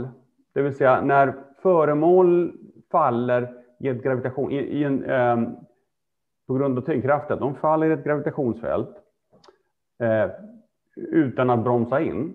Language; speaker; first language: Swedish; native; Swedish